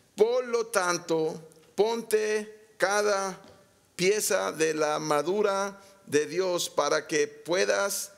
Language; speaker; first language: Spanish; non-native, learner; English